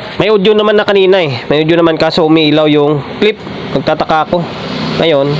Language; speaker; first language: Filipino; native; Filipino